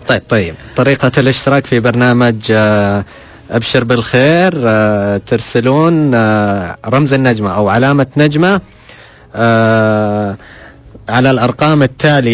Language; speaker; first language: Arabic; native; Arabic